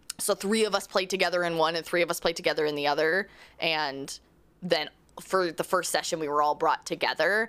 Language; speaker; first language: English; native; English